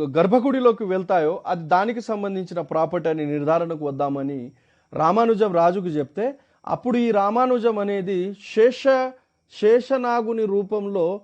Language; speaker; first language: Telugu; non-native, local second language; Marathi